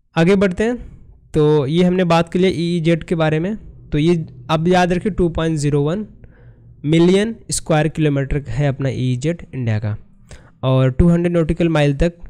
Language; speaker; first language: Hindi; native; Hindi